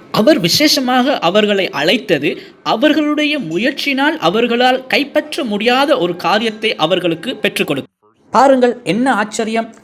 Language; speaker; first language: Tamil; non-native, fluent; English